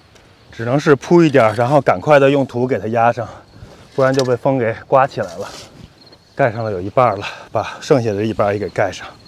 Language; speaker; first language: Chinese; native; Chinese